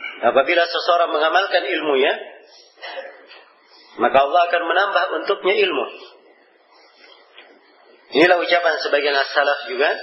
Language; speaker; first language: Indonesian; native; Indonesian